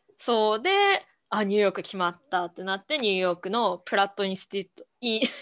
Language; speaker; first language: Japanese; early bilingual, other home language; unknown